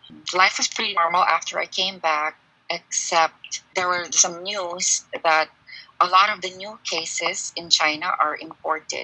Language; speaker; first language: English; non-native, local second language; Filipino